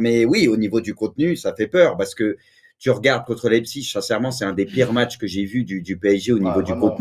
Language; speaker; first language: French; native; French